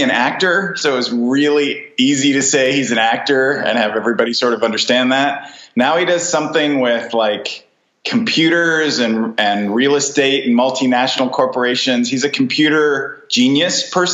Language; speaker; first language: English; native; English